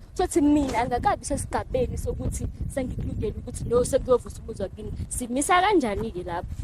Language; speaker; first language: Zulu; native; Zulu